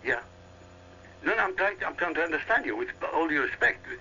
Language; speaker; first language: English; non-native, fluent; Arabic